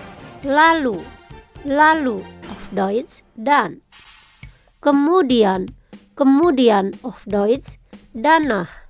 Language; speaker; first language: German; non-native, fluent; Indonesian